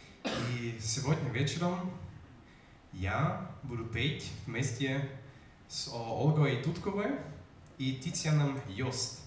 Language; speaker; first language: Russian; non-native, learner; German